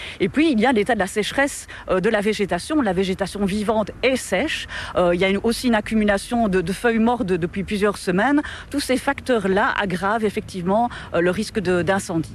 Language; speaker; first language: French; native; French